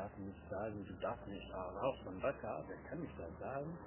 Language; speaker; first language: German; non-native, learner; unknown